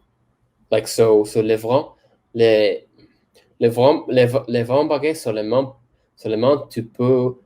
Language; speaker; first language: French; non-native, learner; English